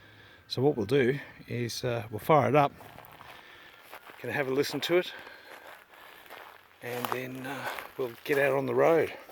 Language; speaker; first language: English; native; English